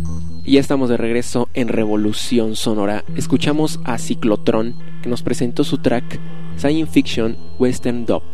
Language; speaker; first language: Spanish; native; Spanish